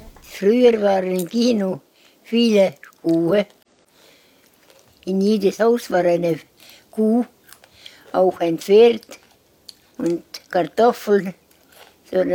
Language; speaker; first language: German; non-native, learner; Estonian